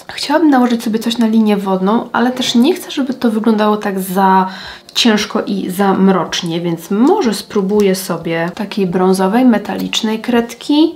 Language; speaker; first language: Polish; native; Polish